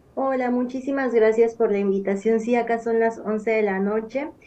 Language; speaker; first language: Spanish; native; Spanish